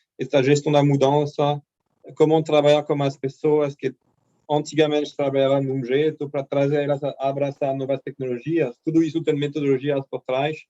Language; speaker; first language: Portuguese; non-native, fluent; French